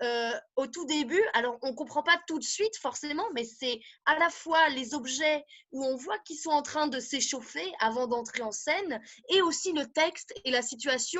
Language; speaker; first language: French; native; French